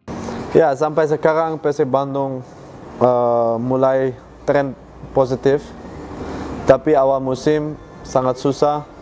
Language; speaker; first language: Indonesian; non-native, fluent; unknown